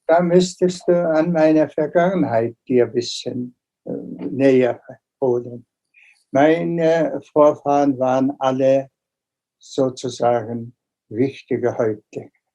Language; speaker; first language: German; non-native, fluent; Tuvinian